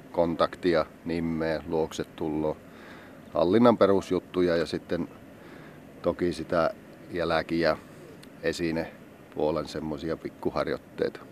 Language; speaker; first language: Finnish; native; Finnish